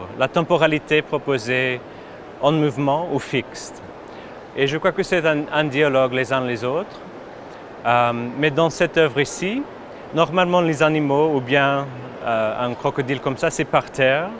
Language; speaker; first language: French; non-native, fluent; English